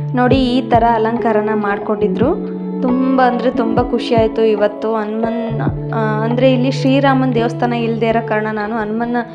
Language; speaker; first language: Kannada; native; Kannada